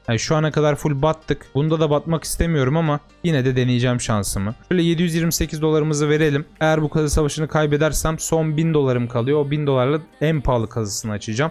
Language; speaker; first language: Turkish; native; Turkish